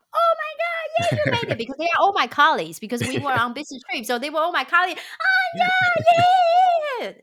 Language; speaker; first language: English; non-native, fluent; Chinese